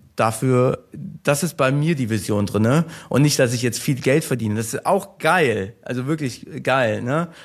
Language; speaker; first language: German; early bilingual, other home language; Turkish